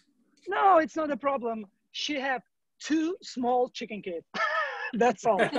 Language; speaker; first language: English; non-native, learner; Ukrainian